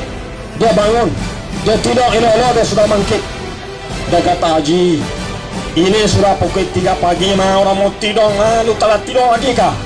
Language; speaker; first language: Malay; native; Malay